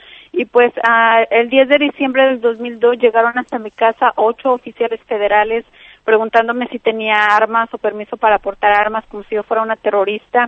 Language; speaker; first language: Spanish; native; Spanish